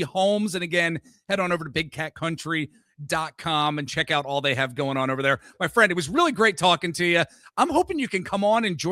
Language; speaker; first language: English; native; English